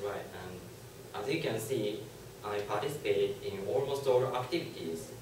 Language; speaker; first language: English; non-native, learner; Japanese